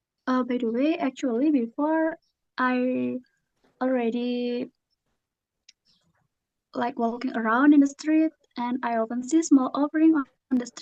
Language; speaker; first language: English; non-native, learner; Indonesian